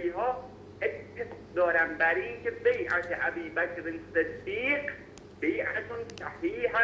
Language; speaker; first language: Persian; native; Persian